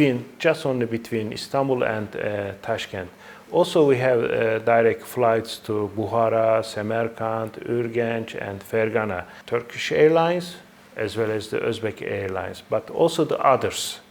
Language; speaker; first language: English; non-native, fluent; Turkish